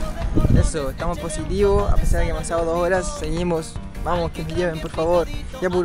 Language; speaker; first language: Spanish; native; Spanish